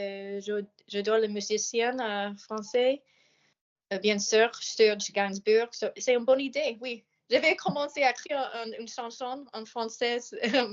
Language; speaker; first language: French; non-native, learner; English